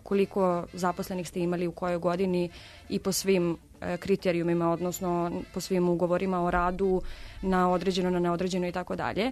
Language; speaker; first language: Serbian; native; Serbian